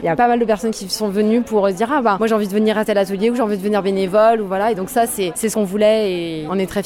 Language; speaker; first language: French; native; French